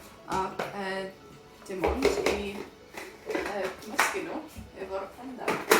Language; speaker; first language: Welsh; non-native, learner; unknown